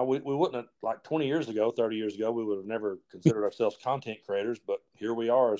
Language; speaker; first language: English; native; English